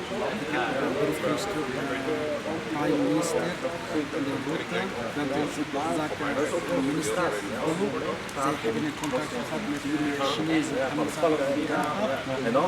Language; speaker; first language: Dutch; non-native, learner; Uyghur